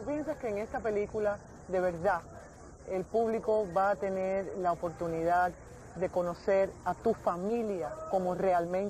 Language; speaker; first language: Spanish; native; Spanish